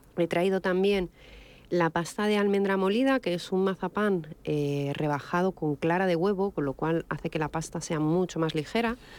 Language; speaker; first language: Spanish; native; Spanish